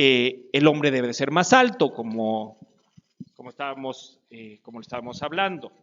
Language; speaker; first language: Spanish; native; Spanish